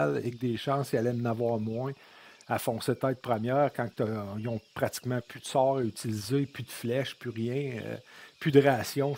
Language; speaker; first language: French; native; French